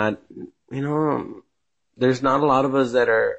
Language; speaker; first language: English; native; English